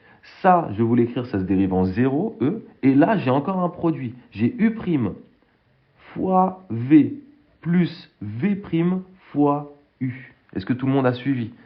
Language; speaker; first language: French; native; French